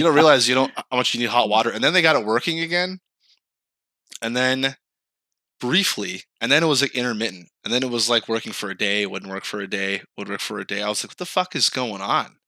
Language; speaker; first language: English; native; English